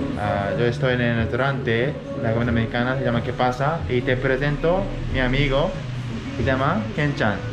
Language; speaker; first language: Spanish; non-native, learner; Japanese